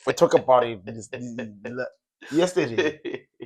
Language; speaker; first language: English; non-native, local second language; Zulu